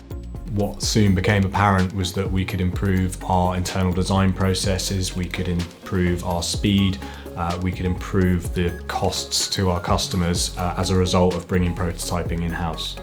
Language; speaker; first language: English; native; English